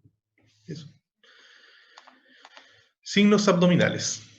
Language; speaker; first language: Spanish; native; Spanish